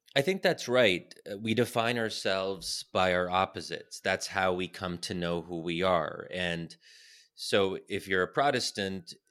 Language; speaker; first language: English; native; English